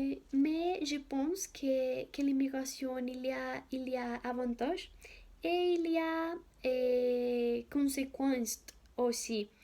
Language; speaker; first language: French; non-native, learner; Spanish